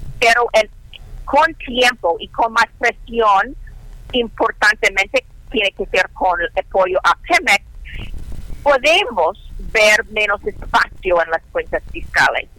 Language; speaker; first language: Spanish; non-native, learner; English